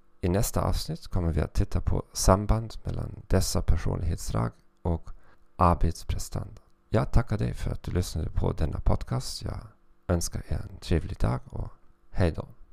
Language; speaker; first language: Swedish; non-native, fluent; German